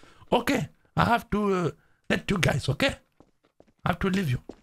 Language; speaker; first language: English; non-native, learner; French